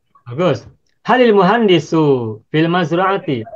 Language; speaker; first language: Arabic; non-native, fluent; Indonesian